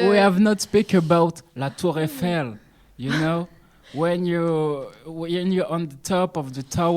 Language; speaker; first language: English; non-native, learner; French